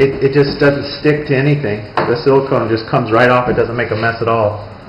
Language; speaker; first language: English; native; English